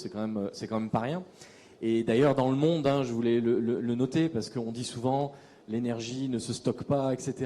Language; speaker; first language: French; native; French